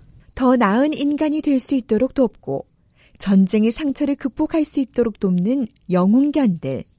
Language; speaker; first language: Korean; native; Korean